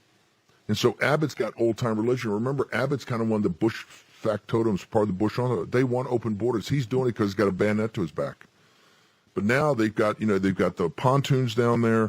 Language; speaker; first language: English; native; English